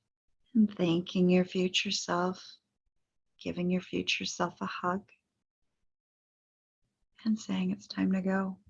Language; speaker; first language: English; native; English